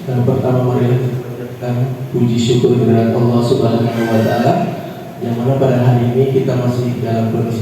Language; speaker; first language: Indonesian; native; Indonesian